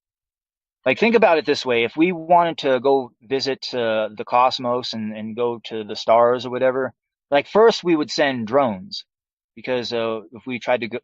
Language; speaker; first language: English; native; English